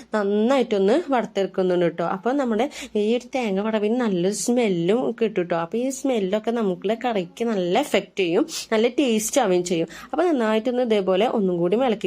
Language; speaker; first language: Malayalam; native; Malayalam